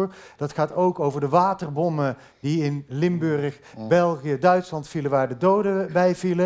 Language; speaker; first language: Dutch; native; Dutch